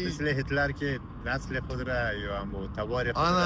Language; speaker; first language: Persian; native; Persian